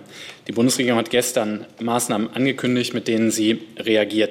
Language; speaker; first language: German; native; German